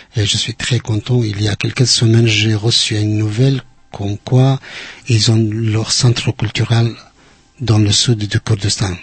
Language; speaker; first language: French; non-native, fluent; Central Kurdish